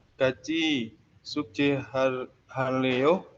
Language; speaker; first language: Korean; non-native, learner; Indonesian